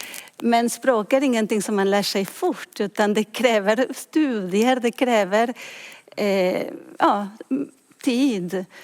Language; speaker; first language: Swedish; non-native, fluent; Spanish